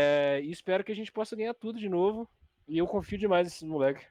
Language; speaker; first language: Portuguese; native; Portuguese